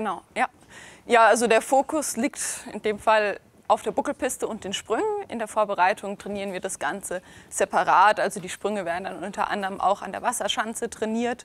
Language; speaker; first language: German; native; German